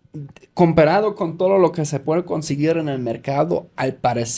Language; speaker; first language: Spanish; native; Spanish